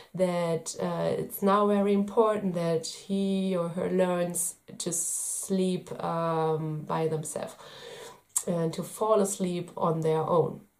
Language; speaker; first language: English; non-native, fluent; German